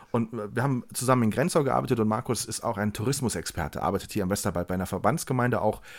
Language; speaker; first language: German; native; German